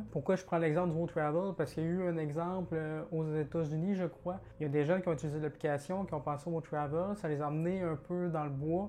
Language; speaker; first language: French; native; French